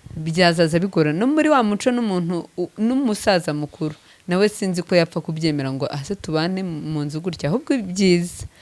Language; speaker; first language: Kinyarwanda; native; Kinyarwanda